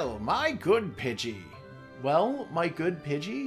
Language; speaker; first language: English; native; English